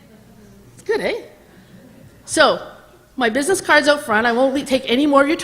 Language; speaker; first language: English; native; English